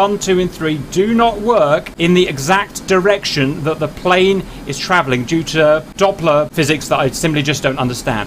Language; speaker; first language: English; native; English